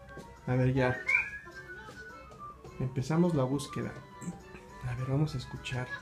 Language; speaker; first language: Spanish; native; Spanish